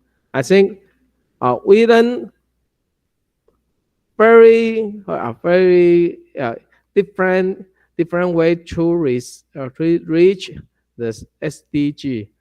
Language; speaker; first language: English; non-native, learner; Chinese